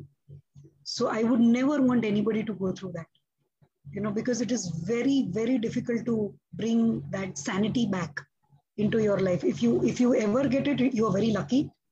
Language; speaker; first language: English; non-native, local second language; Gujarati